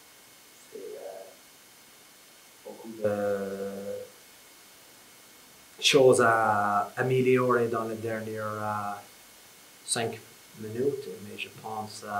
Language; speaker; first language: French; non-native, fluent; English